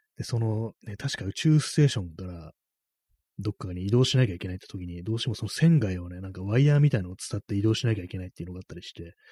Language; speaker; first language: Japanese; native; Japanese